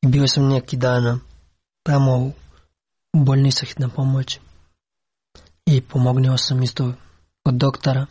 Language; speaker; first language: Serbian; non-native, learner; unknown